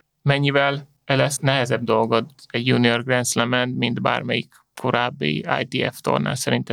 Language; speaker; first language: Hungarian; native; Hungarian